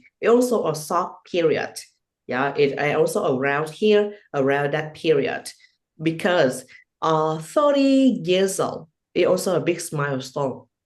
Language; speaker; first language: English; non-native, learner; Vietnamese